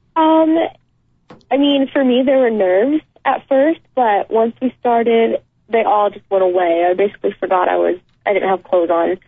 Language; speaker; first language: English; native; English